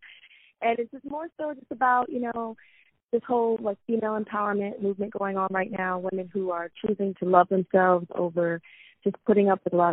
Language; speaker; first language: English; native; English